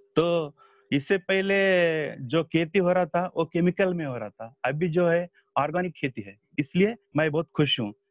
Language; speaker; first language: Hindi; non-native, local second language; Telugu